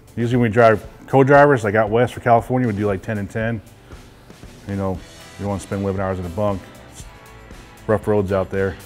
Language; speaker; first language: English; native; English